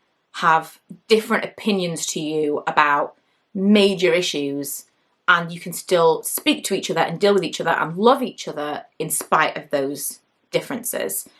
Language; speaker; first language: English; native; English